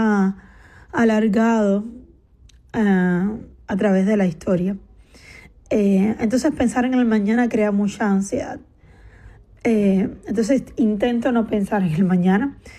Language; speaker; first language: Spanish; native; Spanish